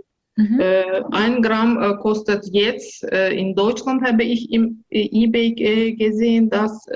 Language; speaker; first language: German; non-native, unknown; Azerbaijani